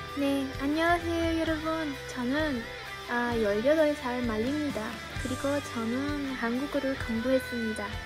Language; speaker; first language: Korean; non-native, learner; Spanish